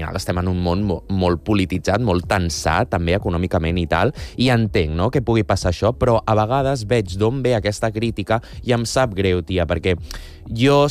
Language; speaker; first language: Catalan; non-native, local second language; Spanish